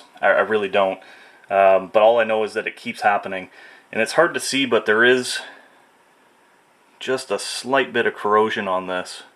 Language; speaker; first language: English; native; English